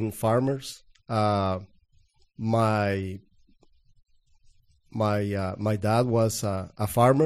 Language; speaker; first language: English; non-native, fluent; Spanish